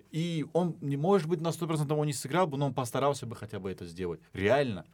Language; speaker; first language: Russian; non-native, local second language; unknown